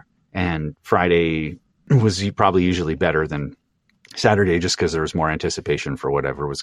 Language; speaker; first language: English; native; English